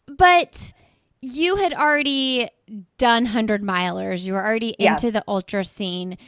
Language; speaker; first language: English; native; English